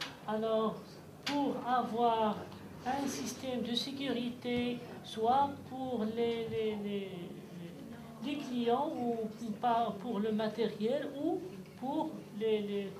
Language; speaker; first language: French; non-native, local second language; Arabic